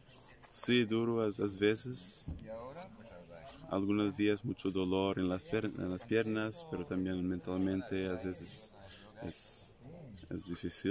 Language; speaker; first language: Spanish; non-native, fluent; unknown